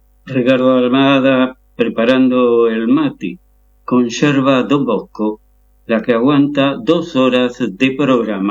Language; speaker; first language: Spanish; native; Spanish